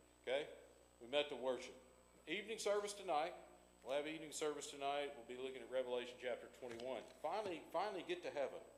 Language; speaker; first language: English; native; English